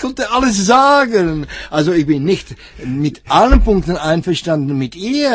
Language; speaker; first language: German; non-native, fluent; Czech